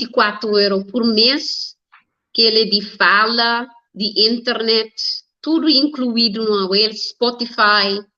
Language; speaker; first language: Portuguese; non-native, learner; Kabuverdianu